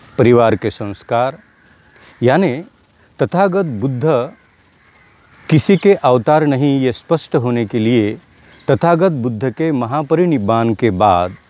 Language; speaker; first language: Hindi; non-native, local second language; Marathi